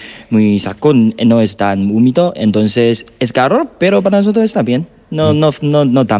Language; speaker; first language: Spanish; non-native, learner; Chinese